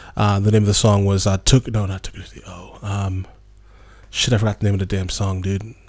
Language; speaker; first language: English; native; English